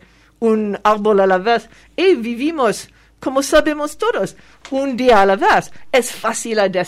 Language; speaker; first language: Spanish; non-native, fluent; French